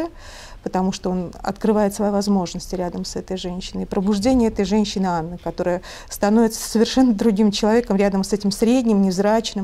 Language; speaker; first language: Russian; native; Russian